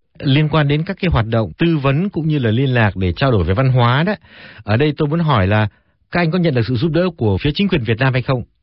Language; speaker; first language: Vietnamese; native; Vietnamese